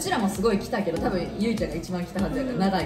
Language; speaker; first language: Japanese; native; Japanese